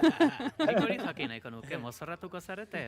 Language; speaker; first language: Basque; native; Basque